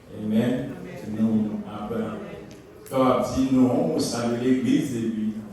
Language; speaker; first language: French; non-native, local second language; Haitian Creole